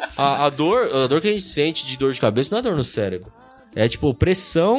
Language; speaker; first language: Portuguese; native; Portuguese